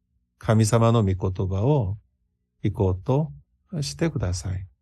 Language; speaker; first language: Japanese; non-native, fluent; Korean